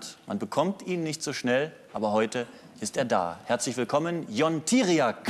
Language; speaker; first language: German; native; German